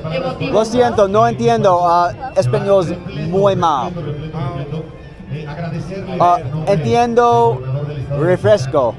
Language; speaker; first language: Spanish; non-native, learner; English